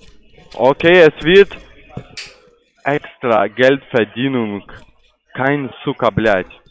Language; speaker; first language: German; non-native, learner; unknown